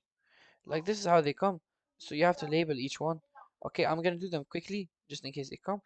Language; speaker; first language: English; non-native, fluent; Arabic